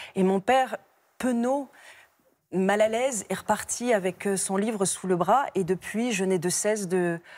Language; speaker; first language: French; native; French